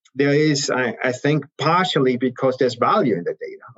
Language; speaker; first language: English; non-native, fluent; German